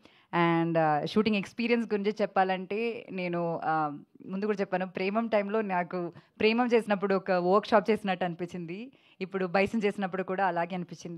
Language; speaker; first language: Telugu; non-native, fluent; Malayalam